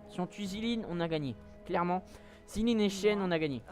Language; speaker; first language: French; native; French